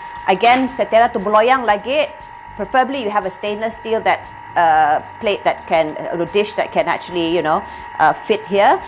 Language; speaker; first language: English; non-native, local second language; Malay